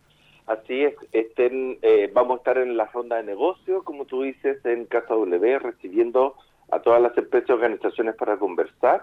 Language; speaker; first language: Spanish; native; Spanish